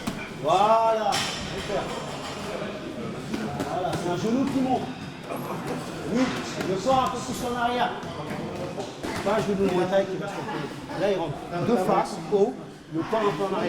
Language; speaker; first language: French; native; French